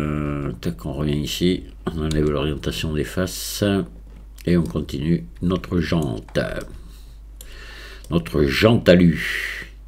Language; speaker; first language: French; native; French